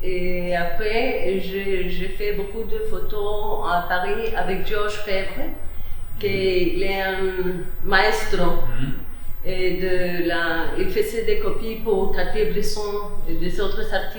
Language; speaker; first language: French; non-native, fluent; Spanish